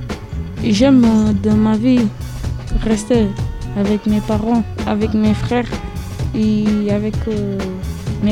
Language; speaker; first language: French; non-native, learner; Portuguese